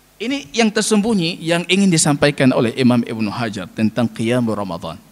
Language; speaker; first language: Malay; non-native, local second language; Achinese